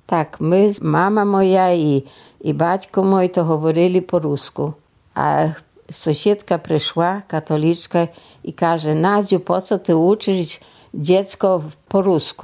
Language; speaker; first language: Polish; non-native, local second language; Russian